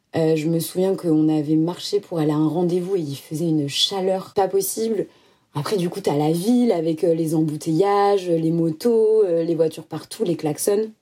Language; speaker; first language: French; native; French